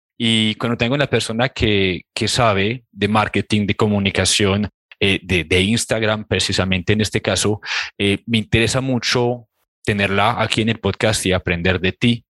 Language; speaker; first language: Spanish; native; Spanish